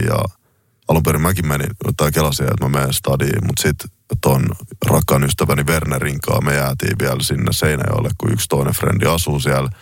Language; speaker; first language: Finnish; native; Finnish